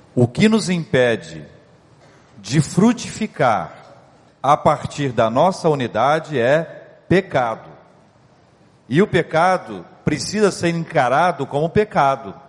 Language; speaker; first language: Portuguese; native; Portuguese